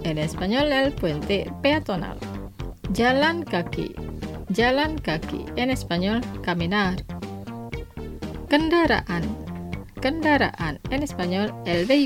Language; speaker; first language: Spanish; non-native, fluent; Indonesian